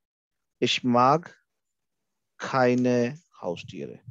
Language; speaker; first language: German; non-native, fluent; Hindi